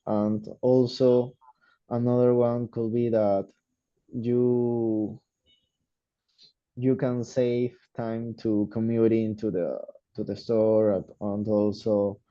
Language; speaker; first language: English; non-native, learner; Spanish